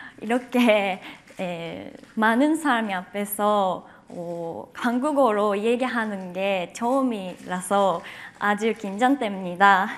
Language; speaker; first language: Korean; non-native, learner; Japanese